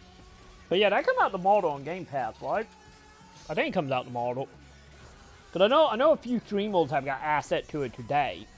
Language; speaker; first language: English; native; English